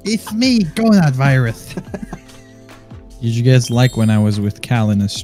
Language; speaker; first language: English; native; English